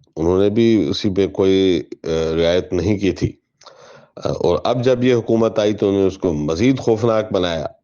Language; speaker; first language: Urdu; non-native, local second language; Sindhi